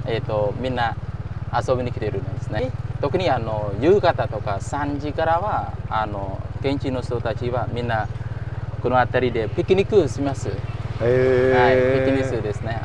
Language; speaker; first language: Japanese; non-native, fluent; Khmer